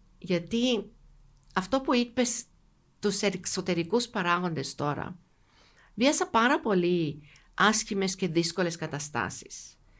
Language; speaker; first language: Greek; native; Greek